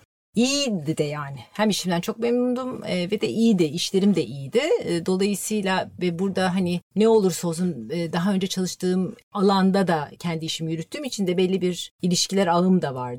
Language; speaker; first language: Turkish; native; Turkish